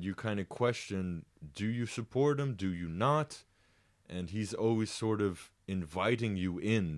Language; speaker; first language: English; native; English